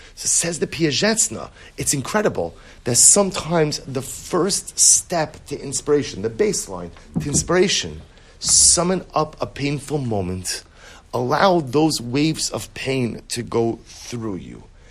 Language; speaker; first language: English; native; English